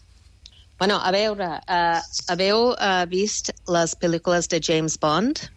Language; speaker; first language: Catalan; non-native, fluent; English